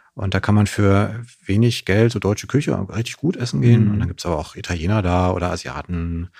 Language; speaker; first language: German; native; German